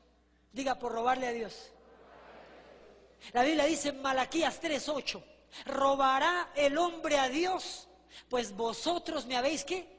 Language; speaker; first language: Spanish; native; Spanish